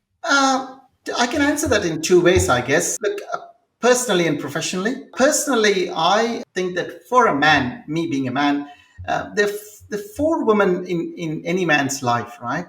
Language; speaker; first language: English; non-native, local second language; Telugu